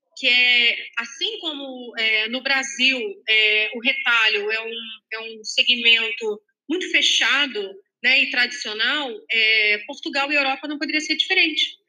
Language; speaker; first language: Portuguese; native; Portuguese